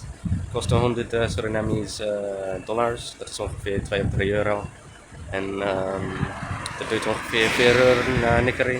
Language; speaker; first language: Dutch; non-native, learner; English